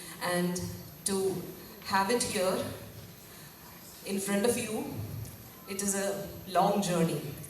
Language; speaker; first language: English; non-native, local second language; Malayalam